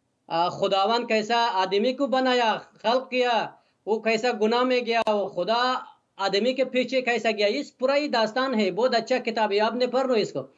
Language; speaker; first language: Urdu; non-native, learner; Persian